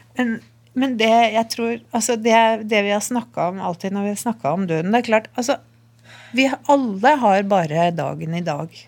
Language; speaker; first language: Norwegian; native; Norwegian